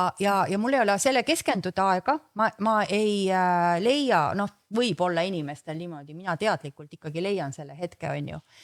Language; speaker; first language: Estonian; native; Estonian